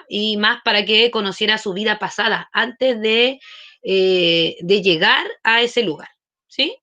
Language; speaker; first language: Spanish; native; Spanish